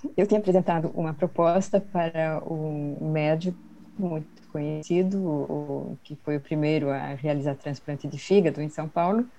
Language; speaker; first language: Portuguese; early bilingual, other home language; Swedish